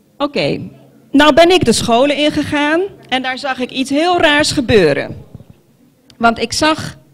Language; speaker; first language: Dutch; non-native, local second language; Papiamento